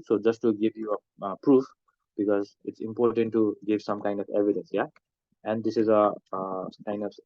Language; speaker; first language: English; non-native, local second language; Nepali